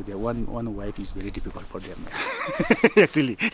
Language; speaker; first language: English; non-native, learner; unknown